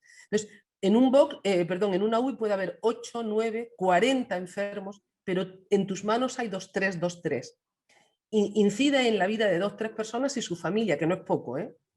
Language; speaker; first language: Spanish; native; Spanish